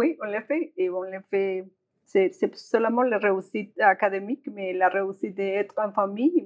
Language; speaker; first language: French; non-native, learner; Spanish